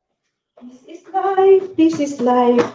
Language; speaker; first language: English; non-native, local second language; Filipino